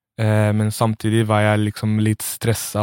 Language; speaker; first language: Norwegian; early bilingual, other home language; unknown